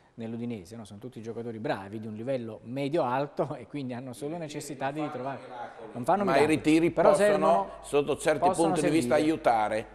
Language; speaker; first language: Italian; native; Italian